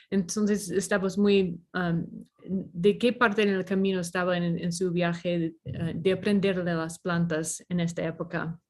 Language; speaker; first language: Spanish; non-native, learner; English